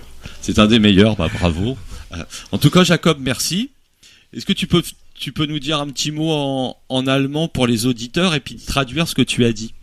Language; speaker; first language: French; native; French